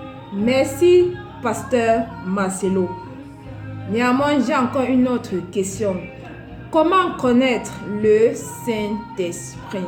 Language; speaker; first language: French; non-native, local second language; Basaa